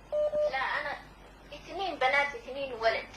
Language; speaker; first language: Arabic; non-native, learner; Somali